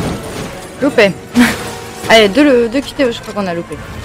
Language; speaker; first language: French; native; French